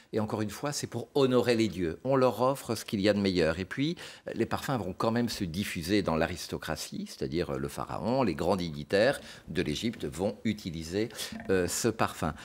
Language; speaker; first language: French; native; French